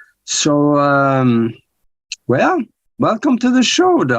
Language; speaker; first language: English; native; English